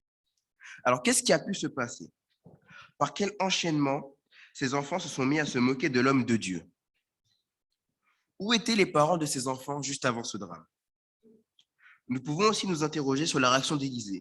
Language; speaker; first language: French; native; French